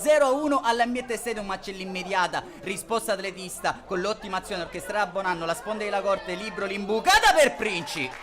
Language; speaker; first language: Italian; native; Italian